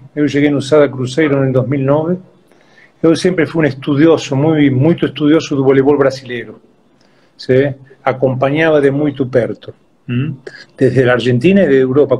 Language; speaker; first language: Portuguese; non-native, fluent; Spanish